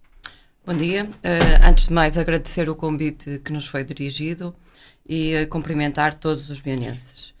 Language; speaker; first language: Portuguese; native; Portuguese